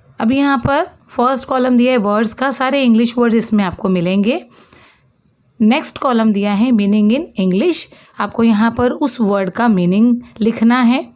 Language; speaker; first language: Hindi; non-native, local second language; Urdu